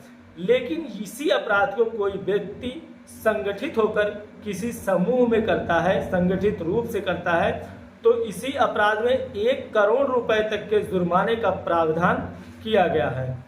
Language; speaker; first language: Hindi; native; Hindi